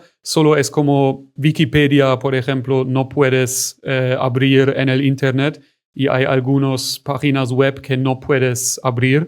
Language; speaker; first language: Spanish; non-native, fluent; German